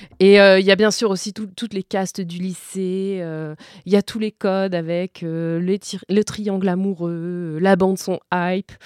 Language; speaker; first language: French; native; French